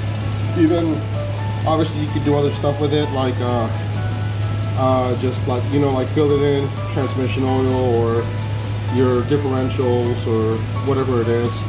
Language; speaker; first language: English; native; English